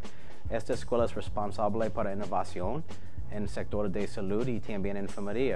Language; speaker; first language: Spanish; non-native, learner; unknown